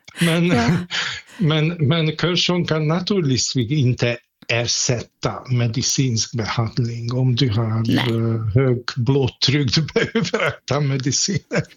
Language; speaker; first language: Swedish; non-native, fluent; Hungarian